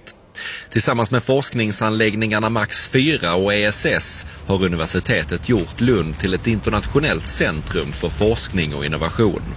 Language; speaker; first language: Swedish; native; Swedish